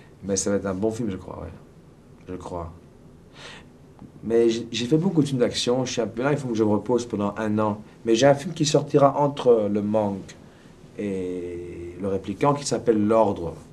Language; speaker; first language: French; native; French